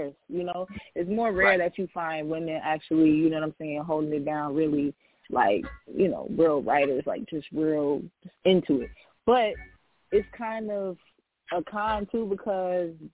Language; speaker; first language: English; native; English